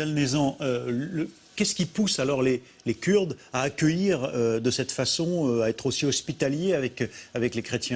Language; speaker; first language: French; native; French